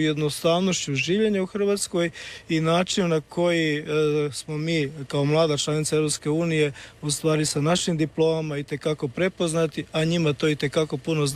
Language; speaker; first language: Serbian; native; Serbian